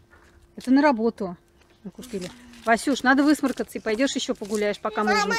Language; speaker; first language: Russian; native; Russian